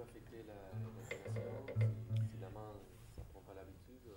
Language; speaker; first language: French; non-native, fluent; Spanish